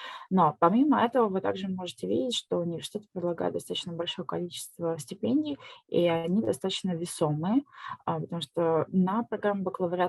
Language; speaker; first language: Russian; native; Russian